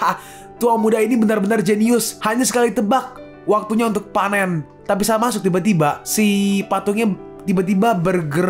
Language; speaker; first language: Indonesian; native; Indonesian